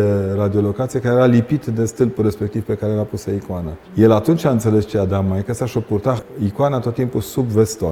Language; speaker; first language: Romanian; native; Romanian